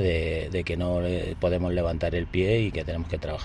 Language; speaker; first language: Spanish; native; Spanish